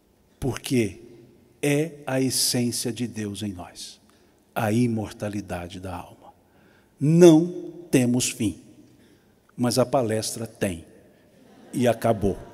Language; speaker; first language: Portuguese; native; Portuguese